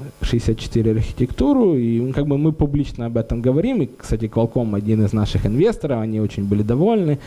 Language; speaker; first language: Russian; native; Russian